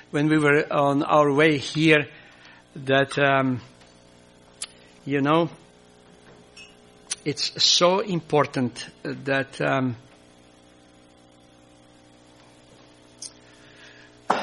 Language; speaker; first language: English; non-native, fluent; Croatian